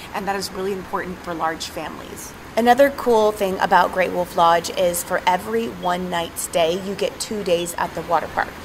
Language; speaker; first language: English; native; English